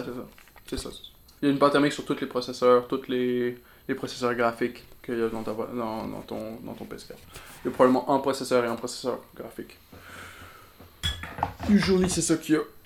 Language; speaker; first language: French; native; French